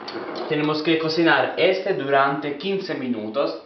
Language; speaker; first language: Spanish; non-native, learner; Italian